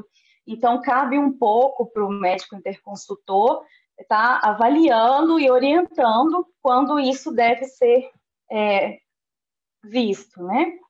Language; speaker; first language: Portuguese; native; Portuguese